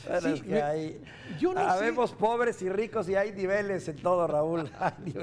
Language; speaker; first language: Spanish; native; Spanish